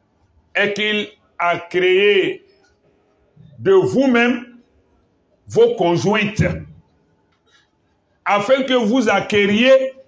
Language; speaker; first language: French; non-native, local second language; Bambara